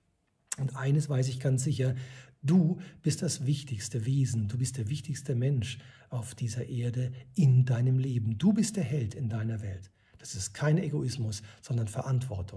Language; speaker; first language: German; native; German